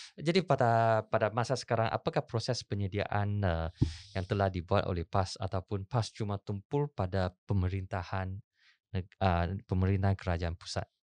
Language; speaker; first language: Malay; non-native, local second language; Chinese